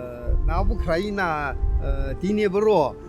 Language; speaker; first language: Russian; non-native, learner; Chinese